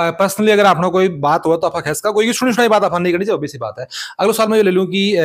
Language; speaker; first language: Hindi; native; Hindi